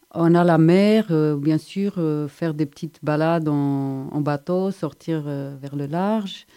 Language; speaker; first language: French; non-native, fluent; Romanian